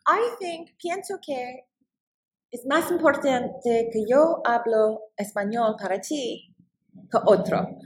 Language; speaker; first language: Spanish; non-native, learner; English